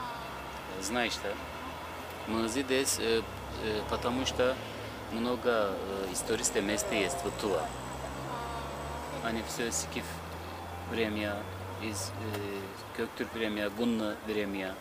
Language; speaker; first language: Russian; non-native, learner; Turkish